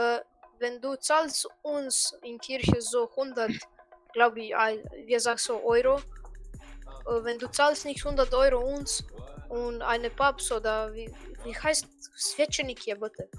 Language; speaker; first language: German; non-native, learner; Croatian